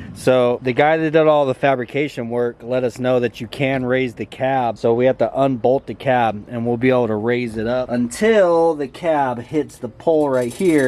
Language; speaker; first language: English; native; English